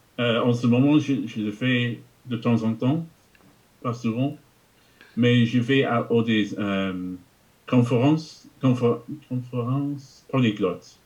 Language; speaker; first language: French; non-native, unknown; English